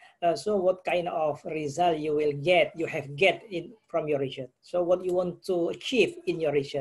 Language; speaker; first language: English; non-native, fluent; Indonesian